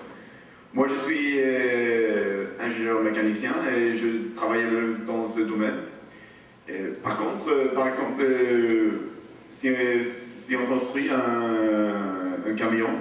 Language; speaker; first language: French; non-native, learner; Swedish